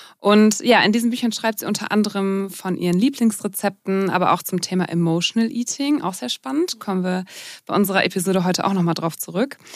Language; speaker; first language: German; native; German